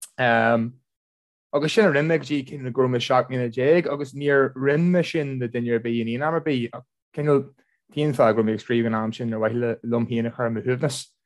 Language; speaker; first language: Irish; non-native, local second language; English